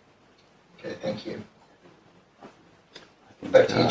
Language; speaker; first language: English; native; English